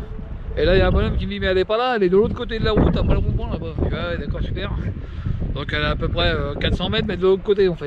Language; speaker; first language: French; native; French